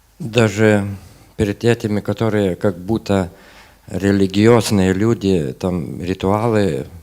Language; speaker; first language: Russian; non-native, fluent; Lithuanian